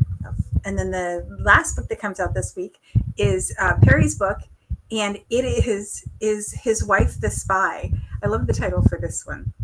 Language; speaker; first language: English; native; English